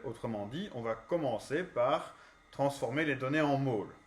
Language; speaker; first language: French; native; French